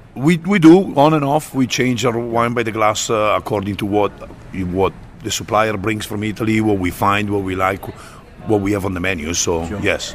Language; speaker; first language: English; non-native, fluent; Italian